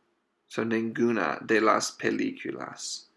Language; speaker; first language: Spanish; non-native, fluent; English